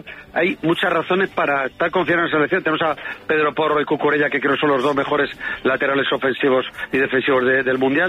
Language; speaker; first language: Spanish; native; Spanish